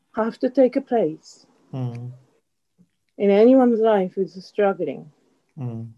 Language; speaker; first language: English; non-native, fluent; Japanese